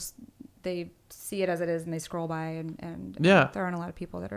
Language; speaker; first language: English; native; English